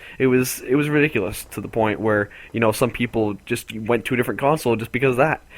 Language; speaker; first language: English; native; English